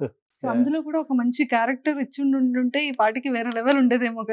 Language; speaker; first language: Telugu; native; Telugu